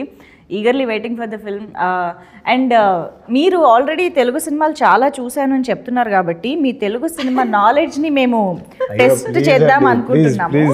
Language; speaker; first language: Telugu; native; Telugu